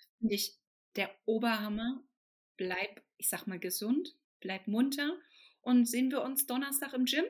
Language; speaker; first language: German; native; German